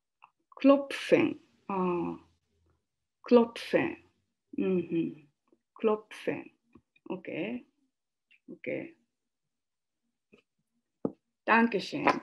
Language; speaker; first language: German; non-native, learner; Japanese